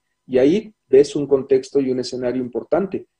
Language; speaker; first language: Spanish; native; Spanish